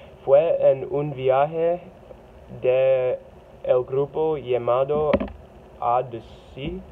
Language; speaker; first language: Spanish; non-native, learner; English